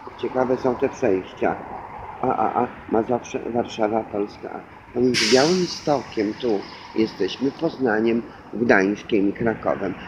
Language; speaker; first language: Polish; native; Polish